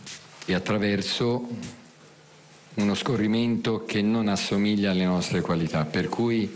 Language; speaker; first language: Italian; native; Italian